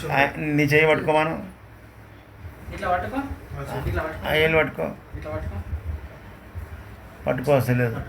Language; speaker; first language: Telugu; native; Telugu